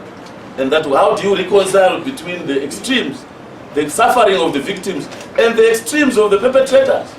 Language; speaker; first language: English; non-native, local second language; Shona